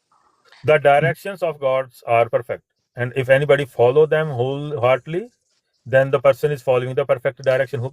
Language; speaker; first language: English; non-native, fluent; Punjabi